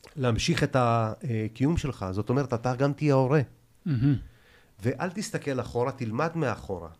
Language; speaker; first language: Hebrew; early bilingual, other home language; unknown